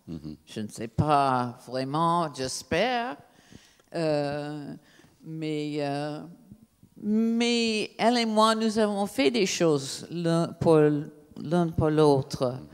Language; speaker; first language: French; non-native, fluent; English